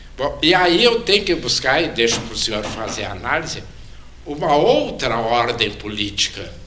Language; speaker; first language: Portuguese; native; Portuguese